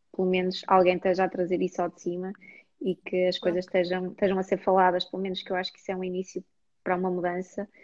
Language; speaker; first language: Portuguese; native; Portuguese